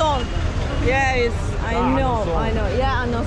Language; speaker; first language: English; non-native, learner; Turkish